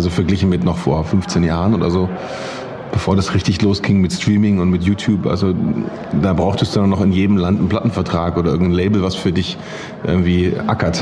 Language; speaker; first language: German; native; German